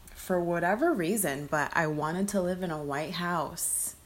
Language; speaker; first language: English; early bilingual, other home language; Spanish